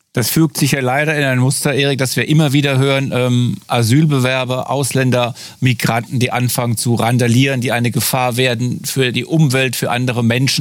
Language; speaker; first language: German; native; German